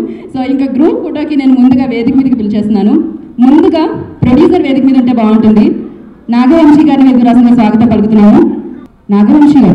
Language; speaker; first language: Telugu; native; Telugu